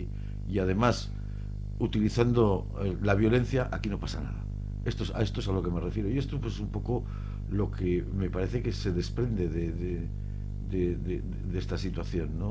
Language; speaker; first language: Spanish; native; Spanish